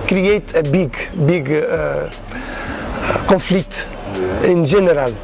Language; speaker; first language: English; non-native, learner; Portuguese